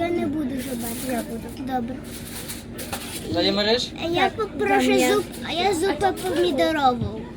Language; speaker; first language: Polish; non-native, learner; Ukrainian